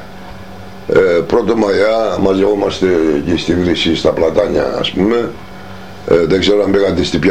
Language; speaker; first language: Greek; non-native, local second language; Turkish